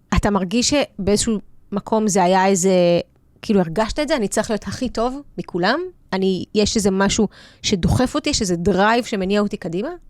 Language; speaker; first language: Hebrew; early bilingual, other home language; Russian